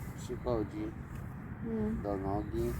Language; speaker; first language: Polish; non-native, learner; Ukrainian